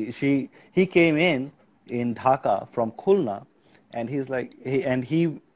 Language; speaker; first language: English; non-native, local second language; Bangla